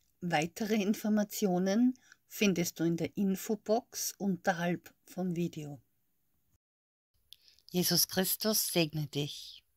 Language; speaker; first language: German; native; German